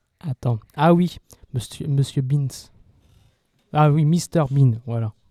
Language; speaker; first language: French; native; French